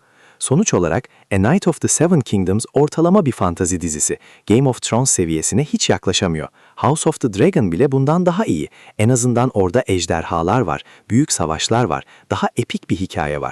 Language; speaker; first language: Turkish; native; Turkish